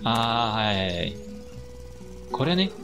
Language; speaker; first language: Japanese; non-native, fluent; English